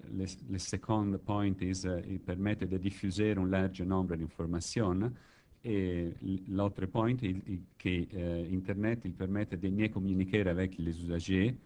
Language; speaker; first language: French; non-native, learner; Italian